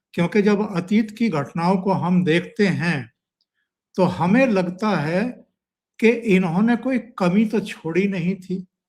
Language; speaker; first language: Hindi; native; Hindi